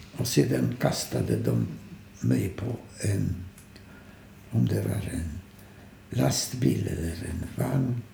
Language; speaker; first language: Swedish; non-native, fluent; Polish